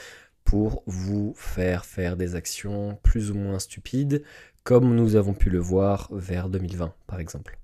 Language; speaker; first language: French; native; French